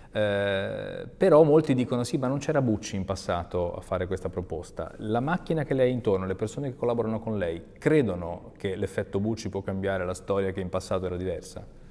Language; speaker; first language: Italian; native; Italian